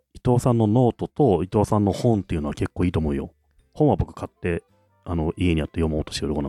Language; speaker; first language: Japanese; native; Japanese